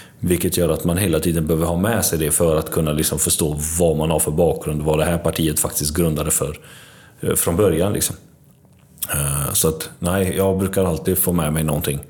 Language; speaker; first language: Swedish; early bilingual, other home language; Albanian